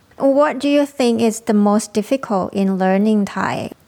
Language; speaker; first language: English; non-native, fluent; Thai